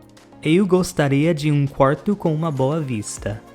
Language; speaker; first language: Portuguese; non-native, fluent; English